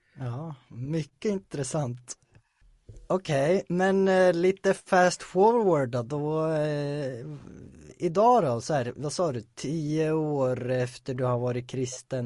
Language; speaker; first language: Swedish; native; Swedish